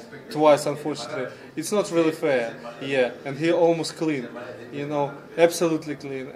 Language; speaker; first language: English; non-native, fluent; Russian